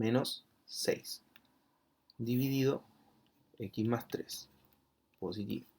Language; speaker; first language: Spanish; native; Spanish